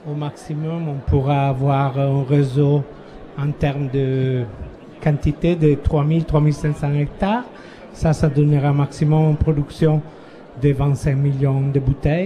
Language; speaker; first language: French; non-native, fluent; Italian